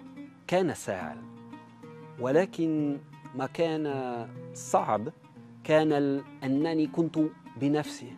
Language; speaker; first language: Arabic; non-native, fluent; French